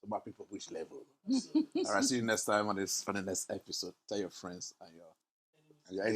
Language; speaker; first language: English; non-native, local second language; Yoruba